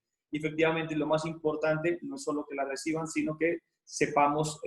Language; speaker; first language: Spanish; native; Spanish